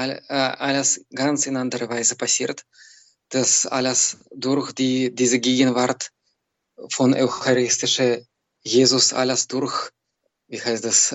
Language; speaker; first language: German; non-native, fluent; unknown